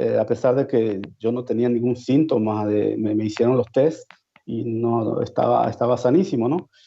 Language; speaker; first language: Spanish; native; Spanish